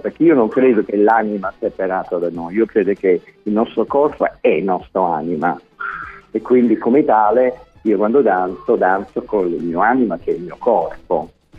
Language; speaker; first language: Italian; non-native, fluent; English